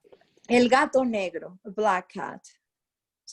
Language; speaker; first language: Spanish; non-native, fluent; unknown